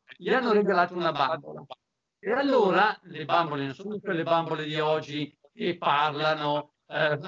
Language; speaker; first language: Italian; native; Italian